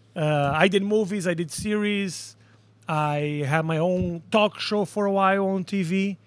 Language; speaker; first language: English; non-native, fluent; Portuguese